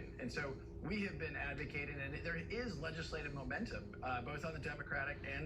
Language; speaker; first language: English; native; English